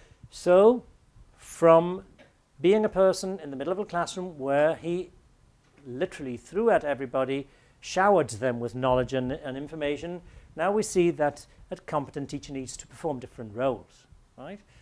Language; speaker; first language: English; native; English